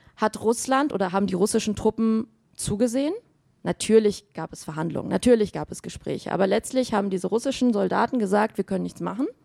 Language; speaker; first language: German; early bilingual, other home language; Armenian